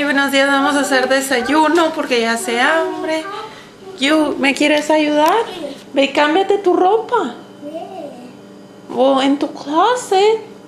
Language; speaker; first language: Spanish; native; Spanish